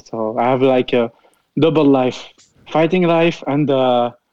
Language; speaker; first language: English; non-native, fluent; Arabic